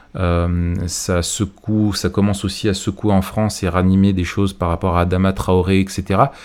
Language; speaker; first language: French; native; French